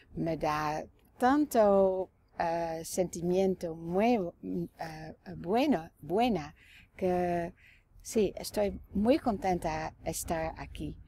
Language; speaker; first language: Spanish; non-native, learner; Dutch